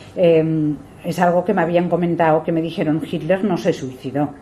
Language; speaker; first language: Spanish; non-native, local second language; Catalan